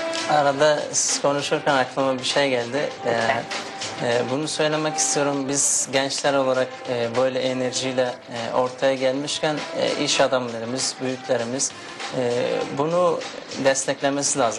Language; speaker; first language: Turkish; non-native, fluent; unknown